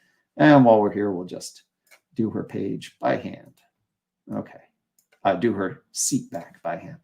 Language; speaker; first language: English; native; English